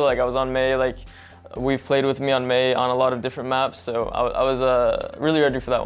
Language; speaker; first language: English; native; English